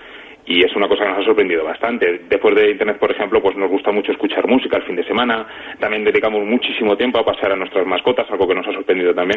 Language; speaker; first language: Spanish; native; Spanish